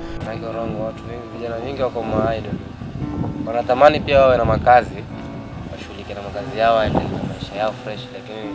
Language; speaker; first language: Swahili; native; Swahili